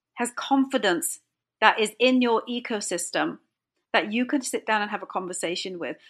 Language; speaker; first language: English; native; English